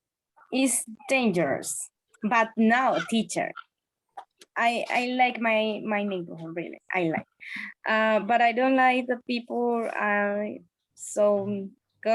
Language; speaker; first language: English; non-native, learner; Spanish